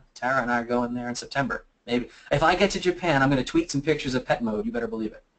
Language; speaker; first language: English; native; English